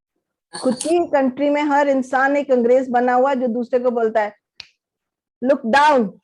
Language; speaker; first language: Hindi; native; Hindi